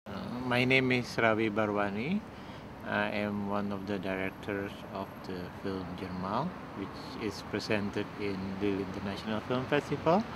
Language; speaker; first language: English; non-native, fluent; Indonesian